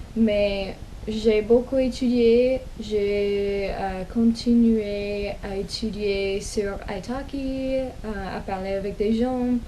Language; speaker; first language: French; non-native, fluent; English